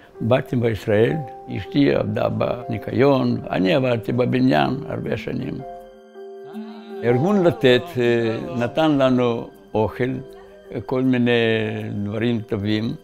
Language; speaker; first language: Hebrew; non-native, fluent; Russian